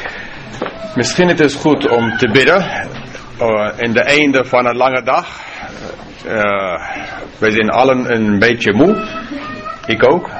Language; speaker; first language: Dutch; non-native, fluent; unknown